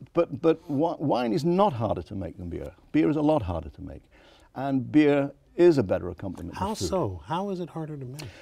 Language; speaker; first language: English; native; English